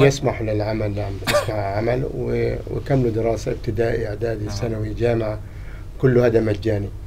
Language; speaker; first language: Arabic; native; Arabic